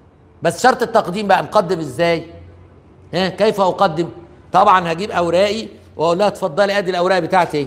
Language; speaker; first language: Arabic; native; Arabic